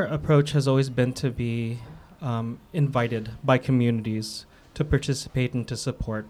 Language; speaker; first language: English; native; English